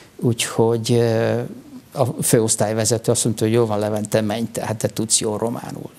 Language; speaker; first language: Hungarian; native; Hungarian